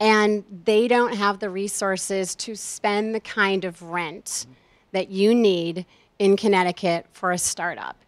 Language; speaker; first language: English; native; English